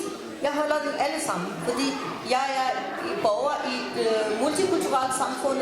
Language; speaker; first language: Danish; early bilingual, other home language; Urdu